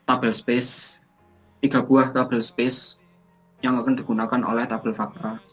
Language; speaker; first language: Indonesian; native; Indonesian